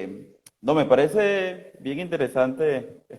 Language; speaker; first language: Spanish; native; Spanish